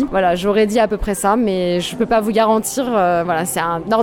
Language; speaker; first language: French; native; French